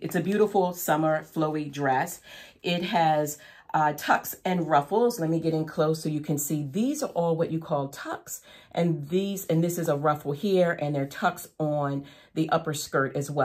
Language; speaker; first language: English; native; English